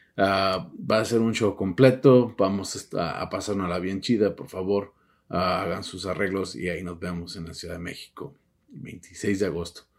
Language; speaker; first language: Spanish; early bilingual, heritage; Spanish